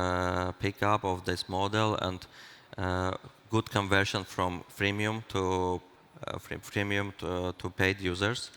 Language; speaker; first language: English; non-native, fluent; Armenian